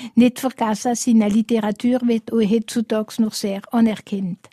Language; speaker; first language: German; non-native, local second language; Swiss German